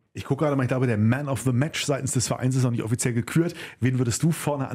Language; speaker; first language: German; native; German